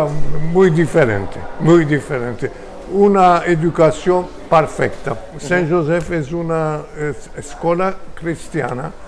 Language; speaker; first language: Spanish; early bilingual, heritage; Ladino